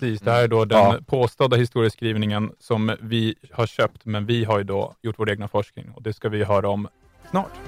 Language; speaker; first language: Swedish; native; Swedish